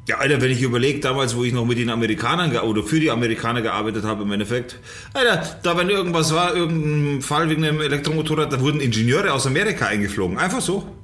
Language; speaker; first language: German; early bilingual, other home language; Polish